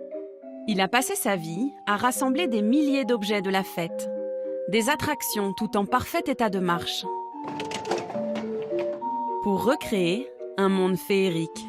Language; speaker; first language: French; native; French